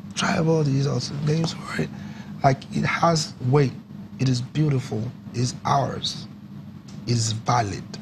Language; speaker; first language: English; non-native, local second language; Yoruba